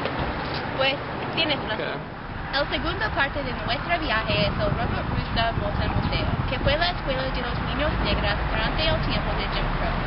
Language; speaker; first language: Spanish; non-native, learner; English